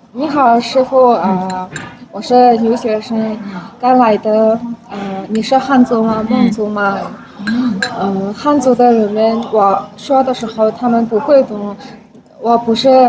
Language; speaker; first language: Chinese; non-native, learner; Mongolian